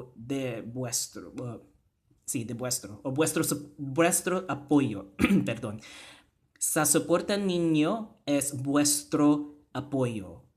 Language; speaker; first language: Spanish; non-native, fluent; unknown